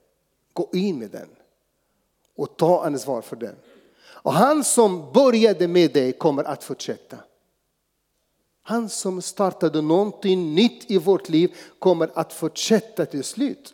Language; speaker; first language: Swedish; non-native, fluent; Arabic